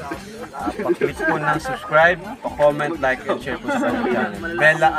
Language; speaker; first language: Filipino; native; Filipino